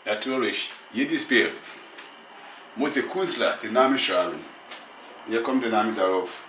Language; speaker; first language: German; non-native, learner; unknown